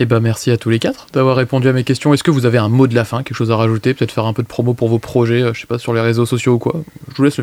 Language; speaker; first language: French; native; French